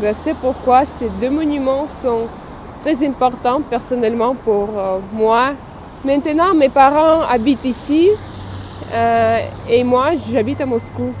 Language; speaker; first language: French; non-native, fluent; Russian